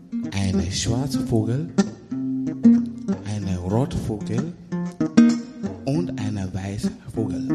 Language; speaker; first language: German; non-native, learner; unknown